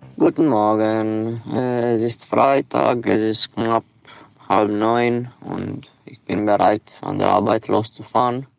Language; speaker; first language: German; non-native, learner; Romanian